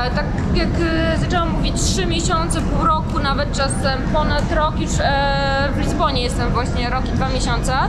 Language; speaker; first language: Polish; native; Polish